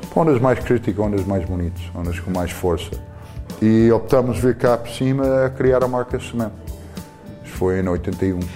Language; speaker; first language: Portuguese; non-native, fluent; English